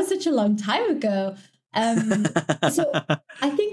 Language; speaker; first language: English; native; English